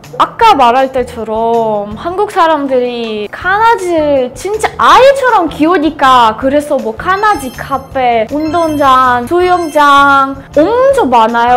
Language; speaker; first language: Korean; non-native, fluent; Russian